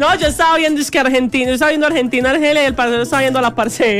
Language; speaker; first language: Spanish; native; Spanish